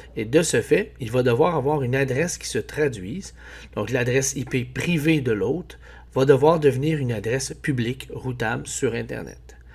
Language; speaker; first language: French; native; French